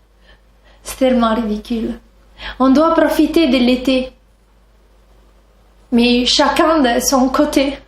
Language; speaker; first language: French; non-native, fluent; Italian